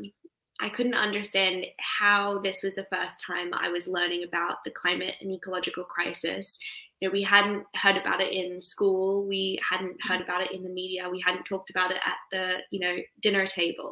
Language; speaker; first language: English; native; English